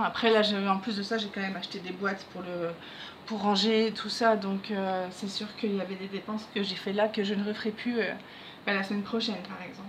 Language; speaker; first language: French; native; French